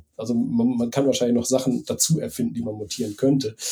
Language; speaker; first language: German; native; German